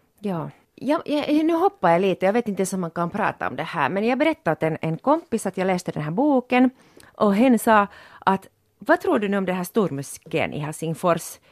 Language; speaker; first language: Swedish; non-native, local second language; Finnish